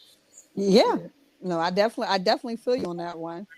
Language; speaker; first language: English; native; English